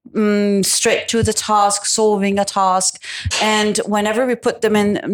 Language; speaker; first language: English; non-native, fluent; Italian